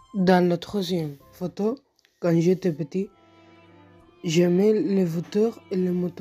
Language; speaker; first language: French; non-native, learner; Spanish